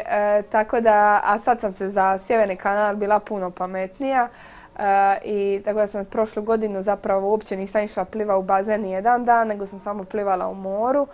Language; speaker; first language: Croatian; native; Croatian